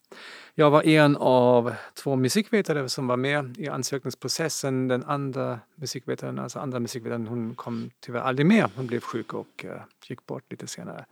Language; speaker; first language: Swedish; non-native, fluent; German